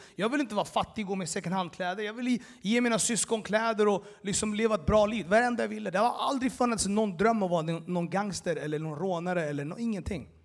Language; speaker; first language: Swedish; early bilingual, other home language; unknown